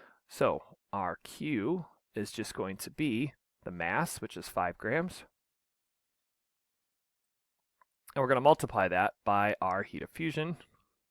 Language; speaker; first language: English; native; English